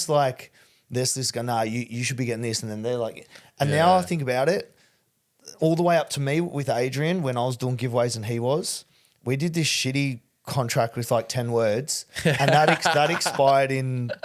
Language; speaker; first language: English; native; English